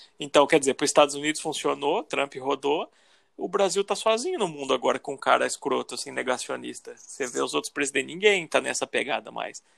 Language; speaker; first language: Portuguese; native; Portuguese